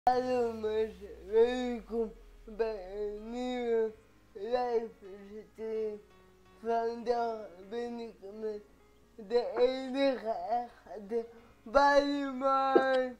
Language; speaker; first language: Dutch; early bilingual, other home language; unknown